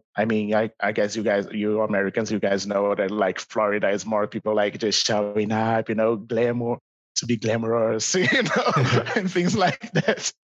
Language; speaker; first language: English; non-native, fluent; Portuguese